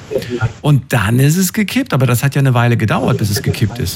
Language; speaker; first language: German; native; German